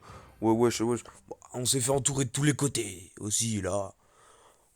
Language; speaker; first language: French; native; French